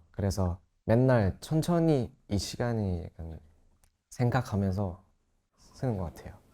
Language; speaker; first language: Korean; non-native, local second language; Thai